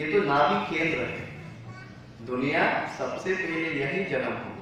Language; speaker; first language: Hindi; non-native, learner; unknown